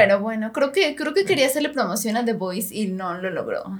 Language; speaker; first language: Spanish; native; Spanish